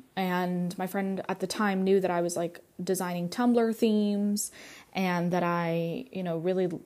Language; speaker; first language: English; early bilingual, other home language; Russian